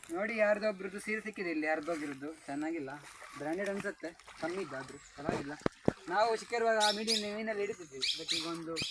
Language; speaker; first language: Kannada; non-native, local second language; Konkani